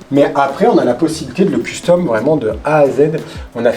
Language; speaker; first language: French; native; French